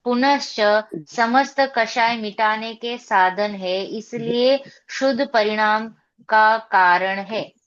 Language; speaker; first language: Hindi; non-native, local second language; Gujarati